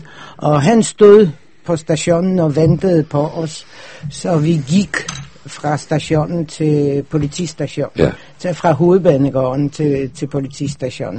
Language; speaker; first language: Danish; non-native, fluent; Polish